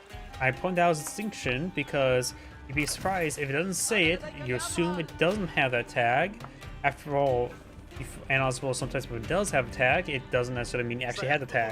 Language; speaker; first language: English; native; English